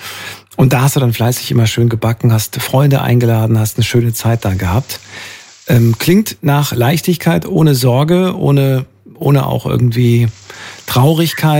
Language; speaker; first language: German; native; German